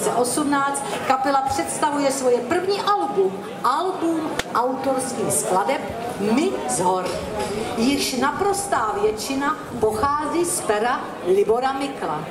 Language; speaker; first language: Czech; native; Czech